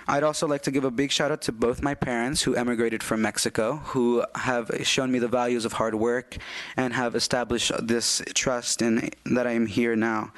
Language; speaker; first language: English; early bilingual, other home language; Spanish